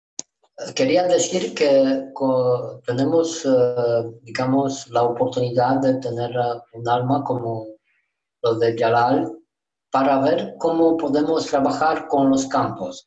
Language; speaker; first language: Spanish; non-native, learner; Romanian